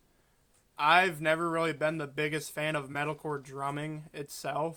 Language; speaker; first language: English; native; English